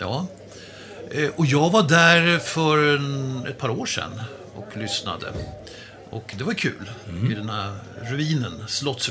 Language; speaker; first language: Swedish; native; Swedish